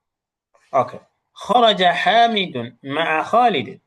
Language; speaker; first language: Arabic; non-native, fluent; English